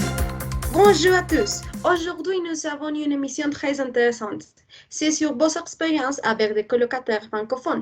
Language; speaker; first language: French; non-native, learner; Spanish